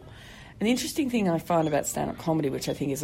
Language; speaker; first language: English; native; English